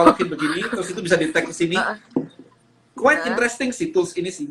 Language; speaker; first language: Indonesian; native; Indonesian